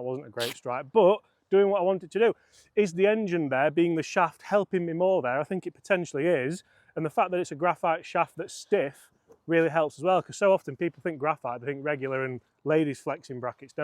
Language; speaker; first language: English; native; English